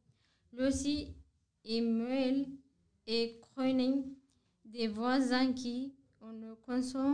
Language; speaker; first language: French; non-native, learner; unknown